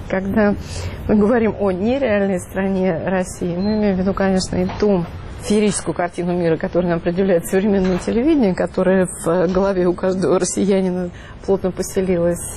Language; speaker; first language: Russian; native; Russian